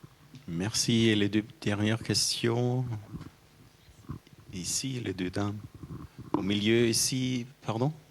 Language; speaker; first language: French; non-native, fluent; German